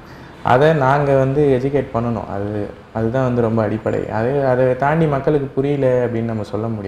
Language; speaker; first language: Tamil; native; Tamil